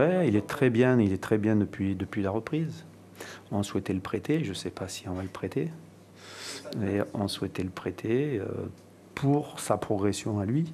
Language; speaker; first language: French; native; French